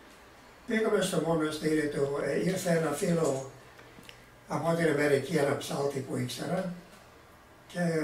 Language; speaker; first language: Greek; early bilingual, heritage; Greek